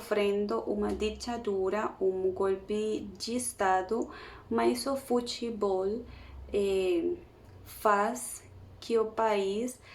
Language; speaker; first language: Portuguese; non-native, learner; Spanish